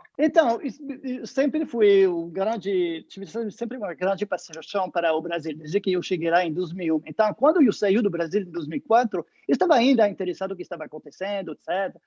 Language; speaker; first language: Portuguese; non-native, fluent; French